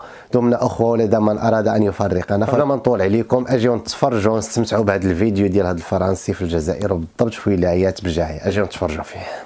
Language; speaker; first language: Arabic; native; Arabic